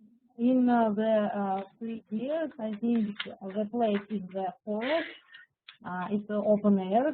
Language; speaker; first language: English; non-native, learner; Russian